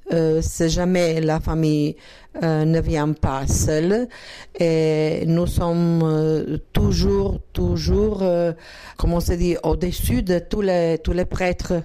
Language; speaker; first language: French; non-native, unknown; Croatian